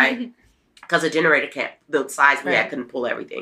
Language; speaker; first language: English; native; English